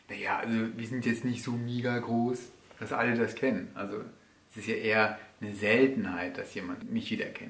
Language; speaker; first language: German; native; German